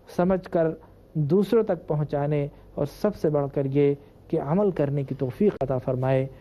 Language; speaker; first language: Urdu; native; Urdu